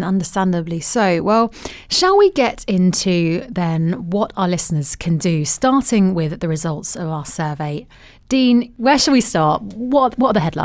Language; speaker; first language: English; native; English